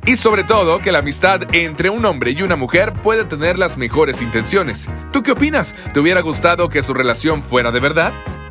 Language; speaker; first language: Spanish; native; Spanish